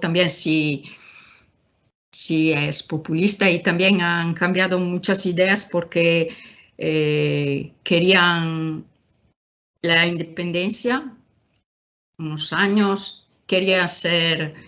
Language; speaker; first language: Spanish; non-native, fluent; Italian